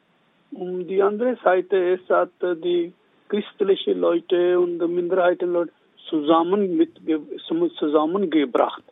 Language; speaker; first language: German; non-native, learner; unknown